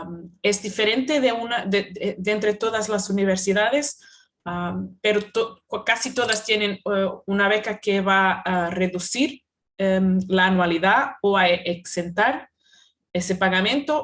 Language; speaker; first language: Spanish; non-native, fluent; Portuguese